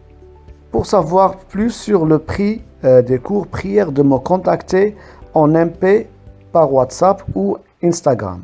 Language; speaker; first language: French; non-native, local second language; Arabic